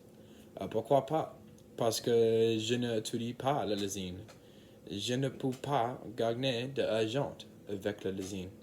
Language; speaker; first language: French; non-native, learner; English